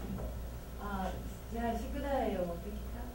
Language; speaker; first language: Japanese; non-native, learner; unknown